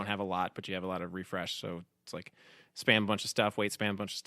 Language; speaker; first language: English; native; English